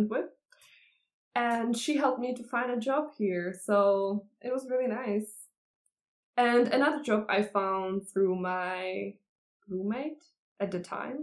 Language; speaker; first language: English; non-native, fluent; Czech